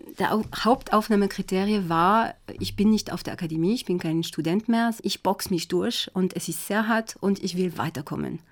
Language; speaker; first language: German; non-native, fluent; French